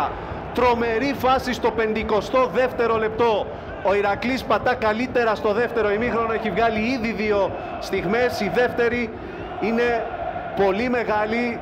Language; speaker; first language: Greek; native; Greek